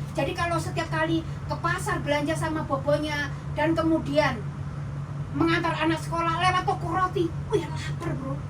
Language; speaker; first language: Indonesian; non-native, local second language; Javanese